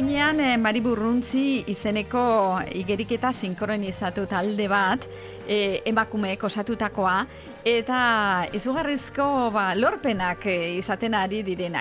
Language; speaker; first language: Basque; native; Basque